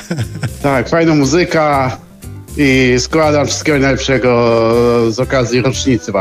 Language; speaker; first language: Polish; native; Polish